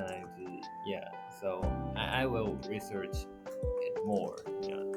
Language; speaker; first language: English; non-native, learner; Japanese